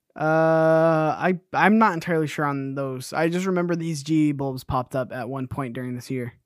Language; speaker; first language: English; native; English